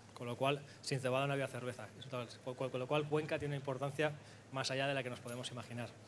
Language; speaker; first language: Spanish; native; Spanish